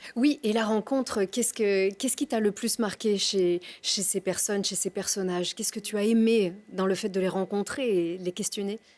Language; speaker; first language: French; native; French